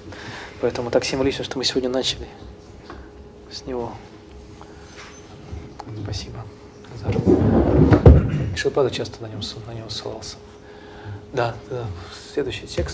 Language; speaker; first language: Russian; native; Russian